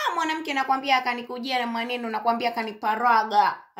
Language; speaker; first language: German; non-native, learner; Swahili